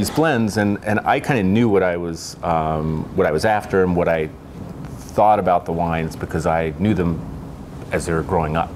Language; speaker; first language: English; native; English